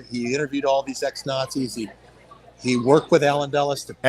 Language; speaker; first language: English; native; English